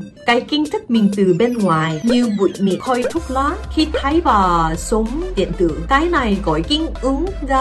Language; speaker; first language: Vietnamese; non-native, fluent; Korean